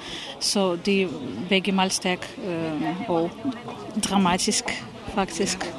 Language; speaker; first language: Danish; non-native, fluent; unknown